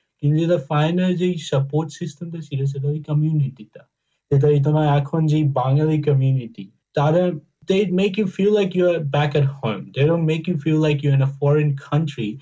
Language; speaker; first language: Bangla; early bilingual, heritage; Bangla